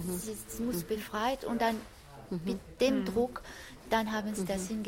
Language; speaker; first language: German; non-native, fluent; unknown